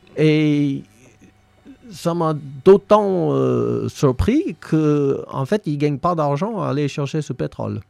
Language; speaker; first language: French; non-native, fluent; English